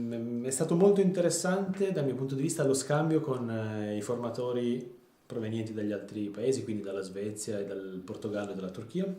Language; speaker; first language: Italian; native; Italian